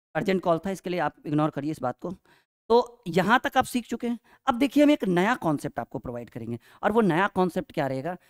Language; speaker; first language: Hindi; native; Hindi